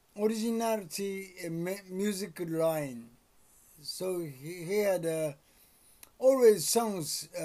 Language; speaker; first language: English; non-native, learner; Japanese